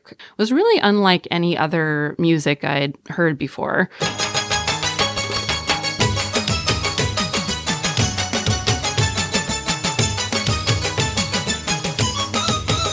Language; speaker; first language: English; native; English